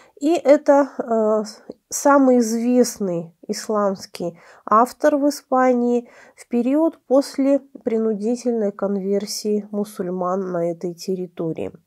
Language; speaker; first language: Russian; native; Russian